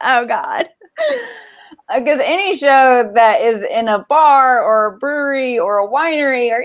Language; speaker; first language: English; native; English